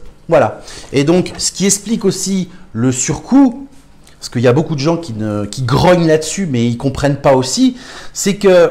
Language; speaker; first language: French; native; French